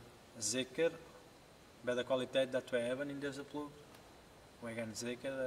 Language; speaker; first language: Dutch; non-native, learner; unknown